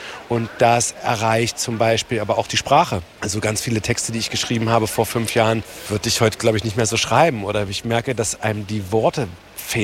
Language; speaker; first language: German; native; German